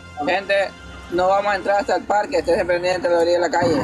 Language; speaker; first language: Spanish; native; Spanish